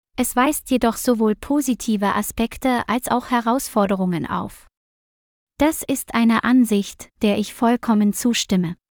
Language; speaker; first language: German; non-native, learner; Vietnamese